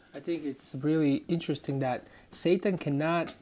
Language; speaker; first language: English; non-native, fluent; Croatian